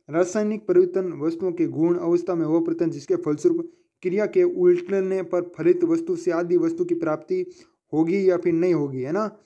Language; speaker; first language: Hindi; native; Hindi